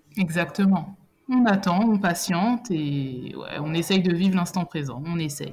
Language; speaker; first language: French; native; French